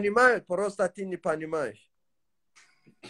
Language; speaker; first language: Russian; non-native, learner; Tajik